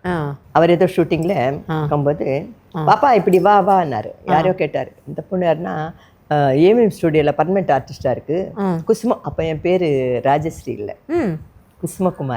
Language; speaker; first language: Tamil; non-native, local second language; Telugu